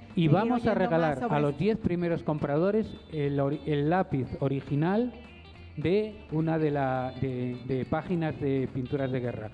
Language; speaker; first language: Spanish; native; Spanish